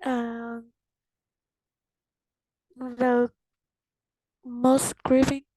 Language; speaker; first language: English; non-native, learner; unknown